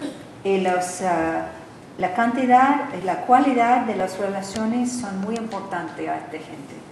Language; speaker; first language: Spanish; non-native, learner; English